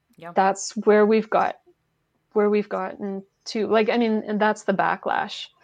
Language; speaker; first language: English; non-native, fluent; French